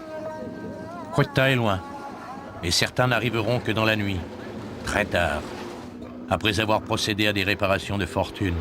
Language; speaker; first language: French; native; French